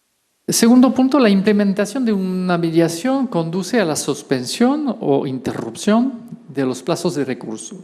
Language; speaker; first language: Spanish; non-native, fluent; French